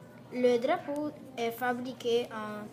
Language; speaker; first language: French; non-native, learner; English